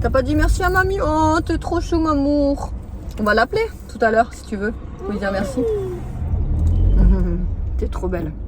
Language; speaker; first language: French; native; French